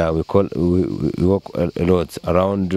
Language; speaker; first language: English; non-native, learner; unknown